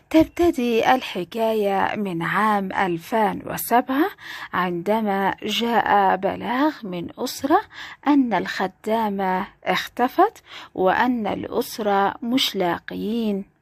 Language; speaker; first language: Arabic; native; Arabic